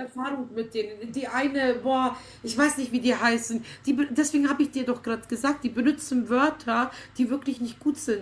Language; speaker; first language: German; native; German